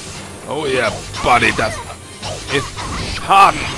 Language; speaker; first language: German; native; German